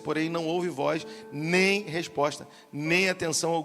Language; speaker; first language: Portuguese; native; Portuguese